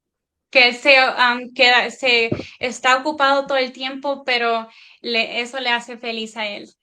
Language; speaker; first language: Spanish; early bilingual, heritage; Spanish